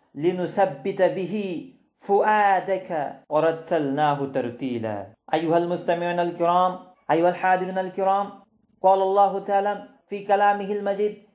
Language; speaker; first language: Arabic; non-native, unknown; Bangla